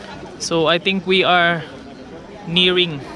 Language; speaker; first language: English; non-native, local second language; Filipino